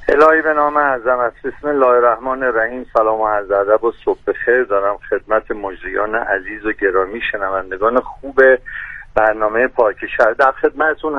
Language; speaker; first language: Persian; native; Persian